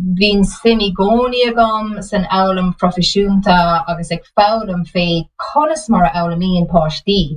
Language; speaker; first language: Irish; non-native, local second language; English